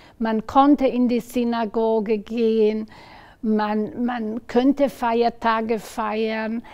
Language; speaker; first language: German; non-native, fluent; Slovak